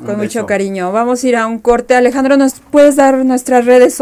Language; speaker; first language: Spanish; native; Spanish